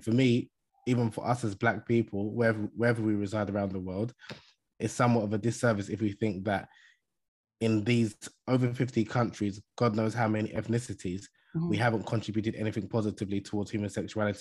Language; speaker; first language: English; native; English